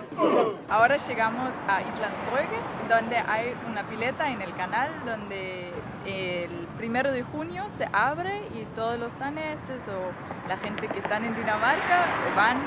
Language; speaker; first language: Spanish; non-native, fluent; Danish